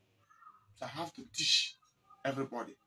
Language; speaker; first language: English; non-native, local second language; Igbo